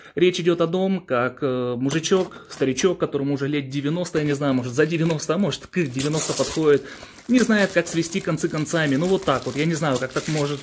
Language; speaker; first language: Russian; early bilingual, heritage; Russian